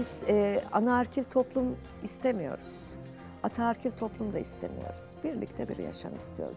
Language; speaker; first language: Turkish; native; Turkish